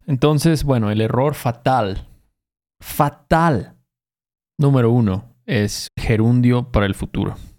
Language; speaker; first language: Spanish; native; Spanish